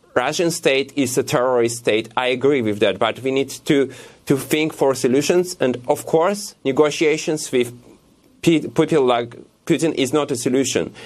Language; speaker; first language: English; non-native, fluent; Russian